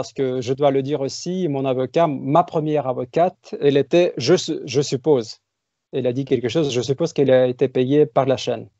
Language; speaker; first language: French; non-native, fluent; Russian